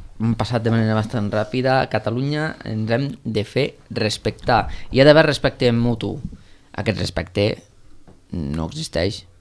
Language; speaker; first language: Catalan; native; Catalan